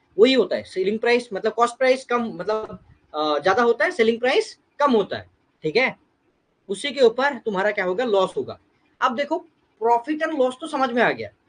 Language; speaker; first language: Hindi; non-native, local second language; Bangla